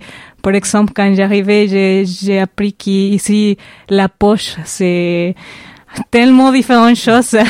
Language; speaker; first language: French; non-native, fluent; Spanish